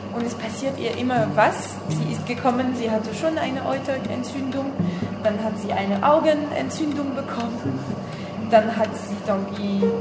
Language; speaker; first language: German; non-native, fluent; French